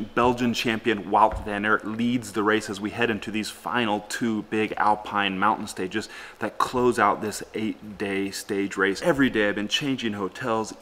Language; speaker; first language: English; native; English